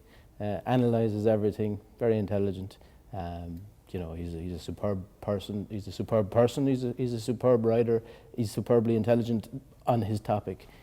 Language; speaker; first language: English; native; English